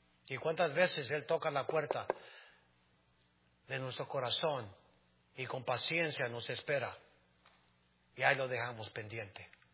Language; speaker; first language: Spanish; native; Spanish